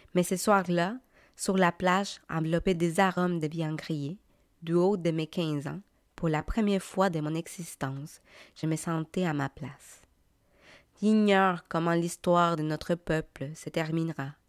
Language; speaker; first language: French; non-native, fluent; Spanish